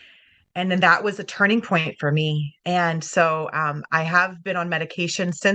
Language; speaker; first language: English; native; English